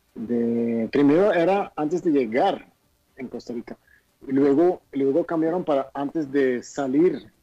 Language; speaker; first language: Spanish; non-native, fluent; Swedish